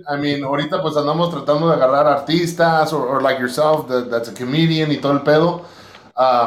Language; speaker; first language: English; native; English